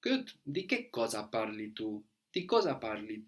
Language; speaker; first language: Italian; non-native, fluent; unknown